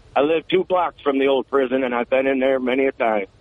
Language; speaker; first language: English; native; English